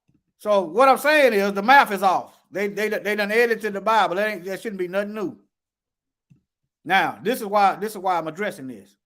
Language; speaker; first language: English; native; English